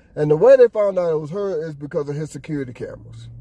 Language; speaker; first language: English; native; English